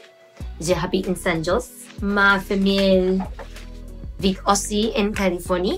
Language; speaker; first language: French; non-native, learner; English